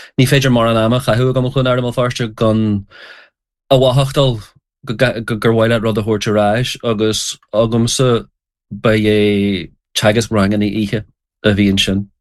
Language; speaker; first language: Irish; non-native, local second language; English